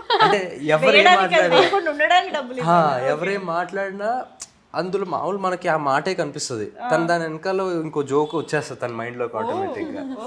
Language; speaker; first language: Telugu; native; Telugu